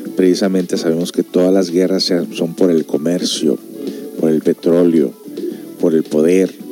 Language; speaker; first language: Spanish; early bilingual, heritage; Spanish